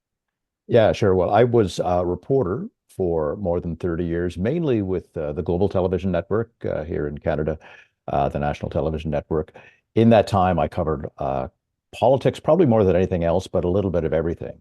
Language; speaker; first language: English; native; English